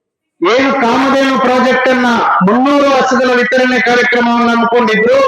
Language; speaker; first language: Kannada; native; Kannada